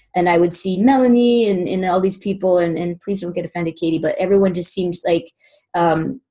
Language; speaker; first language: English; native; English